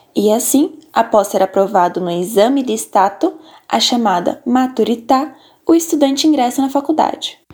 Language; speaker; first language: Portuguese; native; Portuguese